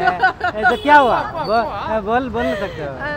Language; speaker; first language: Hindi; non-native, local second language; Bangla